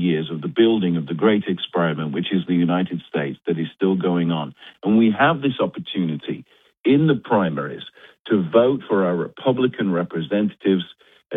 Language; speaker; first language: English; native; English